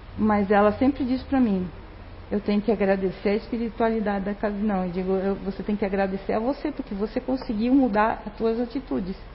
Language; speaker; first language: Portuguese; non-native, fluent; Spanish